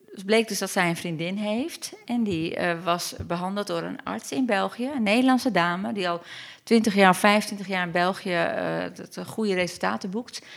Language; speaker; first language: Dutch; early bilingual, other home language; Turkish